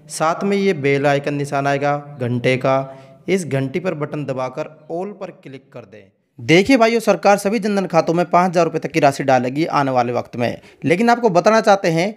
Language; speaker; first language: Hindi; native; Hindi